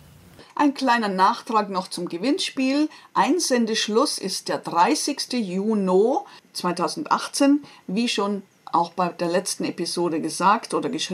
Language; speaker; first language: German; native; German